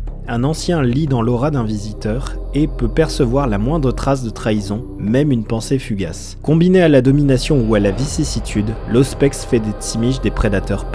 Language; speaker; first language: French; native; French